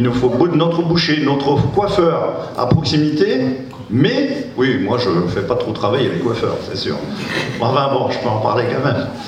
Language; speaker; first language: French; native; French